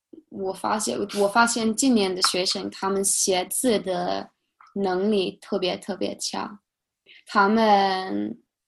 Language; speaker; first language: Chinese; non-native, fluent; English